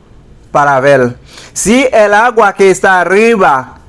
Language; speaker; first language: Spanish; non-native, fluent; Haitian Creole